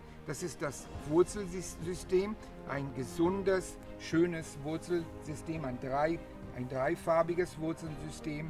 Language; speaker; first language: German; non-native, fluent; Hebrew